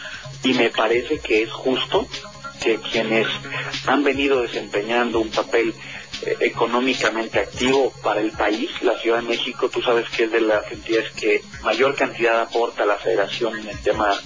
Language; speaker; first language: Spanish; native; Spanish